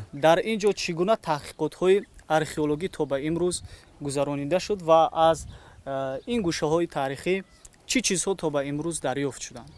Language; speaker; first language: Tajik; native; Tajik